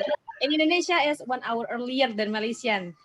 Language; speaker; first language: English; non-native, learner; Indonesian